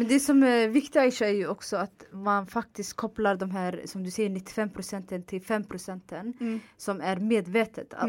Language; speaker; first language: Swedish; non-native, fluent; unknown